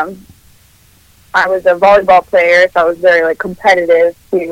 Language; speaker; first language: English; early bilingual, other home language; Spanish